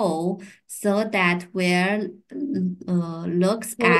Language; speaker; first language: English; non-native, learner; Chinese